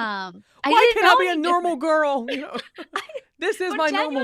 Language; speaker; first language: English; native; English